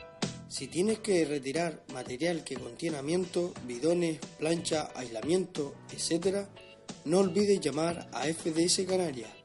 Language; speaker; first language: Spanish; native; Spanish